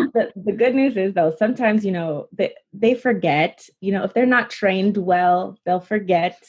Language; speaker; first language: English; native; English